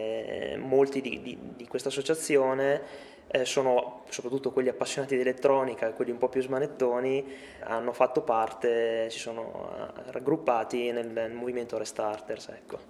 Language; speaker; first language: Italian; native; Italian